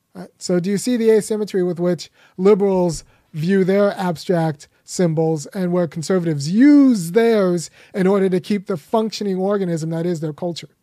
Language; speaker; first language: English; early bilingual, other home language; Akan